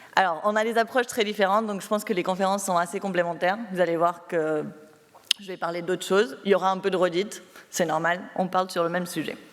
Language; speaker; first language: French; non-native, fluent; Spanish